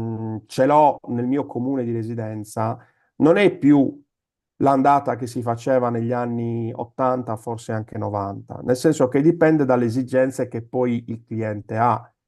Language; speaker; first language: Italian; native; Italian